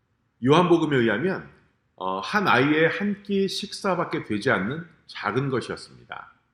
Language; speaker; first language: Korean; native; Korean